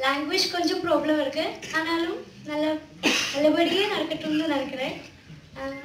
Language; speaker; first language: Tamil; non-native, learner; Malayalam